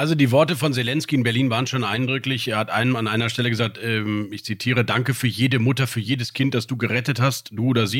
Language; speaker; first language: German; native; German